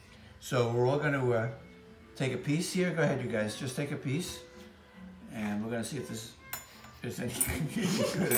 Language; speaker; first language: English; native; English